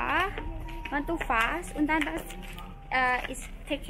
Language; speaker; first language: German; non-native, learner; Thai